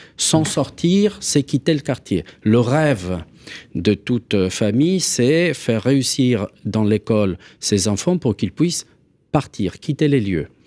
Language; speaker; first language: French; non-native, fluent; Spanish